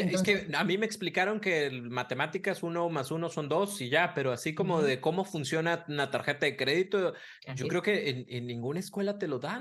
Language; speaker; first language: Spanish; native; Spanish